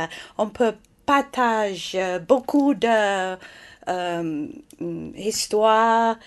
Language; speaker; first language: French; non-native, learner; English